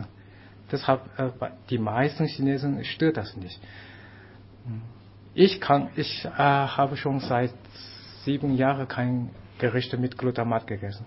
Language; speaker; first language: German; non-native, fluent; Chinese